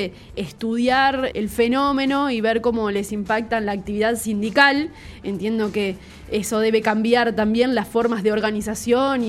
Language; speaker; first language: Spanish; native; Spanish